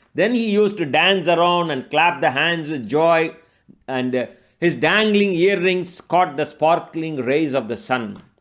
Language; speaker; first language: English; non-native, local second language; Tamil